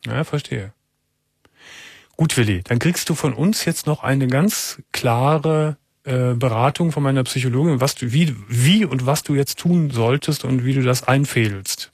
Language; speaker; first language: German; native; German